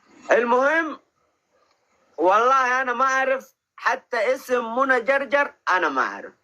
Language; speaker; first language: Arabic; non-native, learner; Oromo